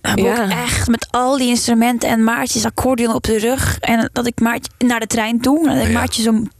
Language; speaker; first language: Dutch; non-native, fluent; Norwegian